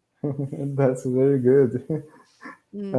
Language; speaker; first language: English; non-native, learner; Portuguese